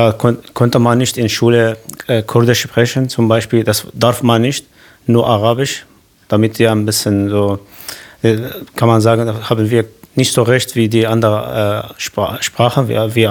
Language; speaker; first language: German; non-native, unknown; Kurdish